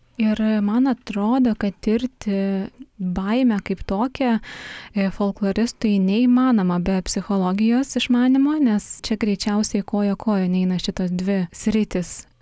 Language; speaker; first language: Lithuanian; native; Lithuanian